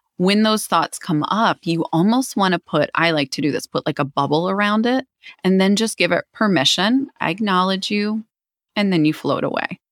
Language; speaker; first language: English; native; English